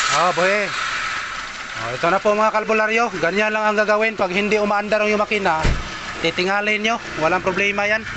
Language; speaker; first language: Filipino; non-native, local second language; Cebuano